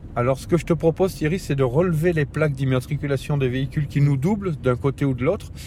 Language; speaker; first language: French; non-native, fluent; Spanish